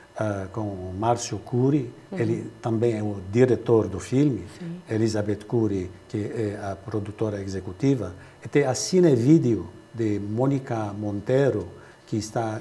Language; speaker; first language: Portuguese; non-native, fluent; Arabic